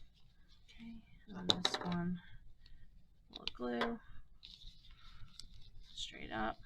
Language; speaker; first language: English; native; English